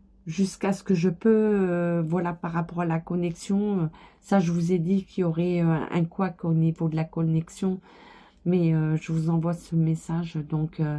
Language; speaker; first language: French; native; French